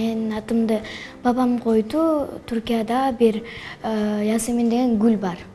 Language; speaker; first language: Kyrgyz; early bilingual, other home language; Turkish